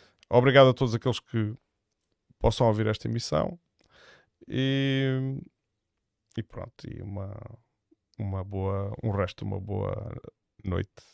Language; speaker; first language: Portuguese; native; Portuguese